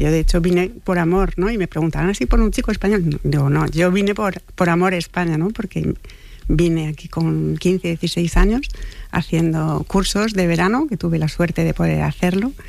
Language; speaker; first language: Spanish; non-native, fluent; French